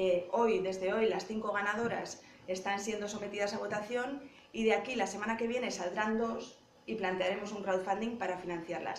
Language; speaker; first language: Spanish; native; Spanish